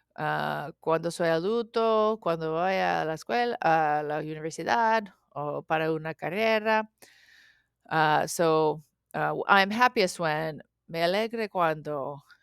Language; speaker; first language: Spanish; non-native, learner; English